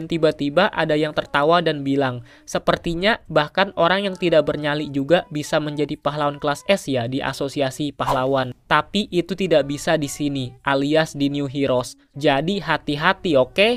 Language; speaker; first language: Indonesian; native; Indonesian